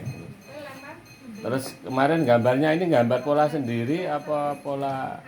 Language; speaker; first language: Indonesian; non-native, local second language; Javanese